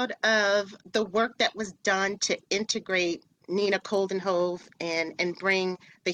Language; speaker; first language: English; native; English